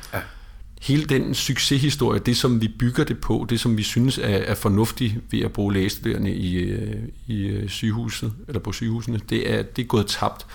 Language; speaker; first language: Danish; native; Danish